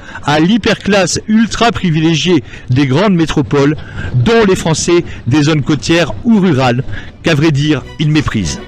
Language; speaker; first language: French; native; French